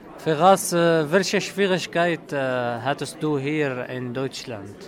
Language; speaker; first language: German; non-native, learner; Arabic